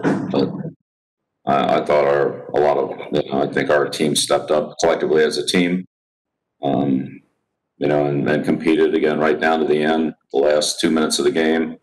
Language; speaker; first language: English; native; English